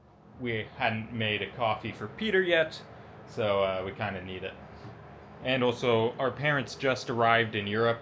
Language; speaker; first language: English; native; English